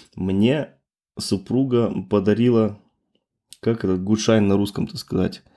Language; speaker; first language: Russian; native; Russian